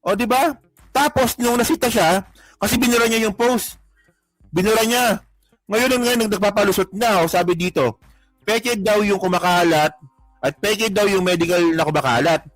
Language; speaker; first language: Filipino; native; Filipino